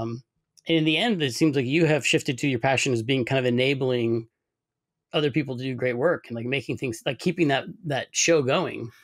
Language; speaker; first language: English; native; English